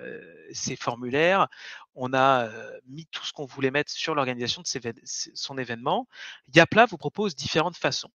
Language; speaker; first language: French; native; French